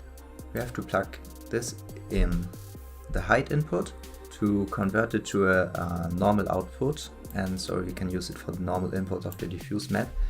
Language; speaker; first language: English; non-native, fluent; German